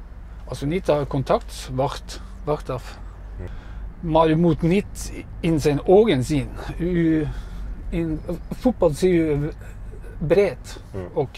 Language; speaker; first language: Dutch; non-native, fluent; Norwegian